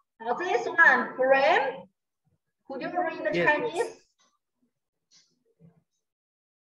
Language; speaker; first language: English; non-native, learner; Chinese